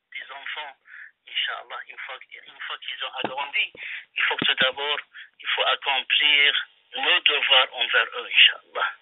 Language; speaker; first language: French; non-native, local second language; Arabic